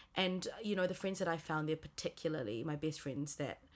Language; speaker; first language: English; native; English